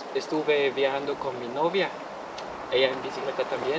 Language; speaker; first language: Spanish; non-native, learner; English